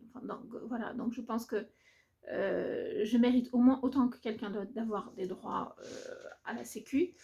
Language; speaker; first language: French; native; French